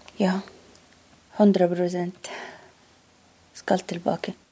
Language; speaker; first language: Norwegian; non-native, learner; Arabic